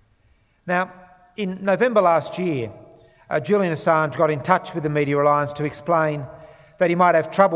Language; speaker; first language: English; native; English